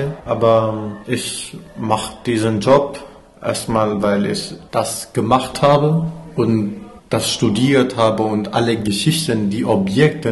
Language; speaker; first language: German; non-native, fluent; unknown